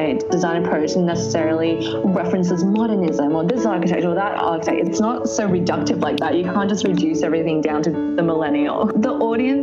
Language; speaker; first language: English; native; English